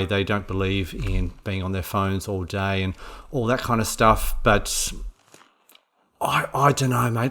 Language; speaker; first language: English; native; English